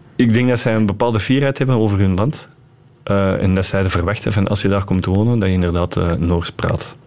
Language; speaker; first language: Dutch; native; Dutch